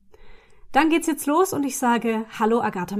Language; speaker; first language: German; native; German